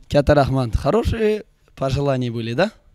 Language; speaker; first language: Russian; non-native, local second language; Uzbek